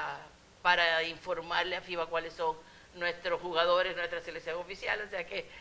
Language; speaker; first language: Spanish; native; Spanish